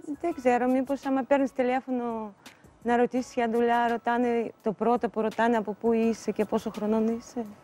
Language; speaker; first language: Greek; non-native, fluent; Russian